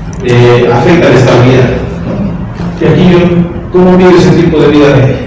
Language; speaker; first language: Spanish; native; Spanish